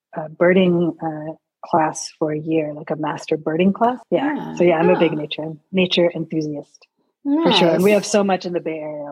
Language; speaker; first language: English; early bilingual, other home language; Sinhala